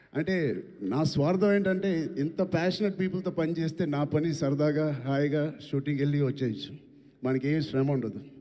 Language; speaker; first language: Telugu; native; Telugu